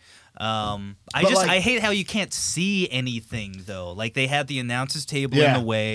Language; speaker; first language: English; native; English